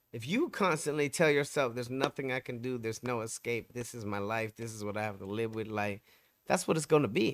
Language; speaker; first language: English; native; English